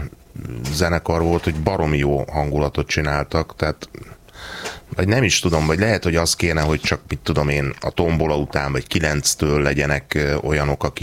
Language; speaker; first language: Hungarian; native; Hungarian